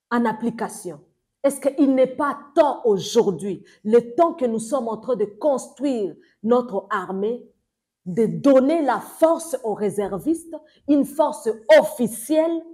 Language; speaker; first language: French; non-native, local second language; Swahili